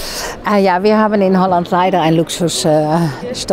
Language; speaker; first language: German; non-native, fluent; Dutch